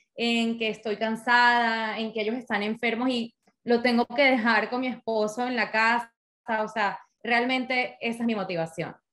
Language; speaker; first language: Spanish; native; Spanish